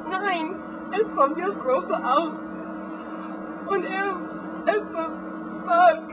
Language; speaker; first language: German; non-native, learner; English